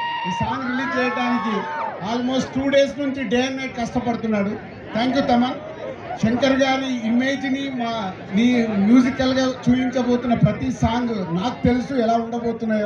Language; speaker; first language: Telugu; native; Telugu